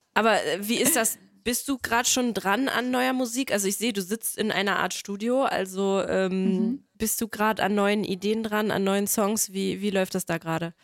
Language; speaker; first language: German; native; German